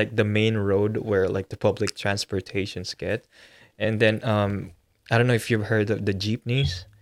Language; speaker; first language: English; non-native, local second language; Filipino